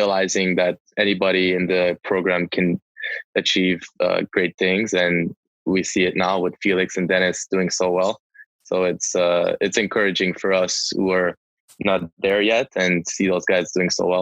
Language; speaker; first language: English; non-native, local second language; French